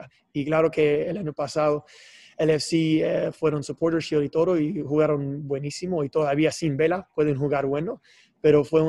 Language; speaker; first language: Spanish; non-native, fluent; English